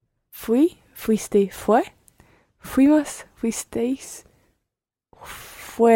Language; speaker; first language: Spanish; non-native, learner; English